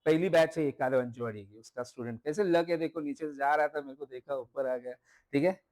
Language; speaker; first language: Hindi; non-native, local second language; Marathi